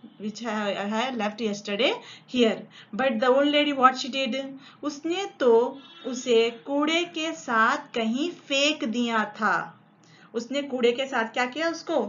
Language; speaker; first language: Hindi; non-native, local second language; Telugu